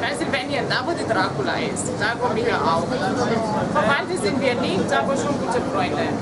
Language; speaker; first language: German; non-native, fluent; Romanian